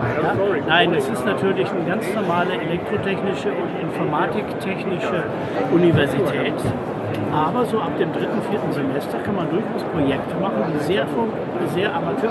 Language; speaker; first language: German; native; German